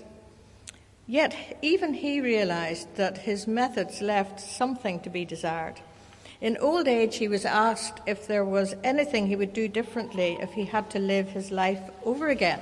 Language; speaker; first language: English; native; English